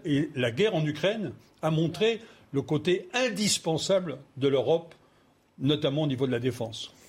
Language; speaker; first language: French; native; French